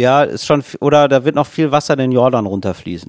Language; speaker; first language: German; native; German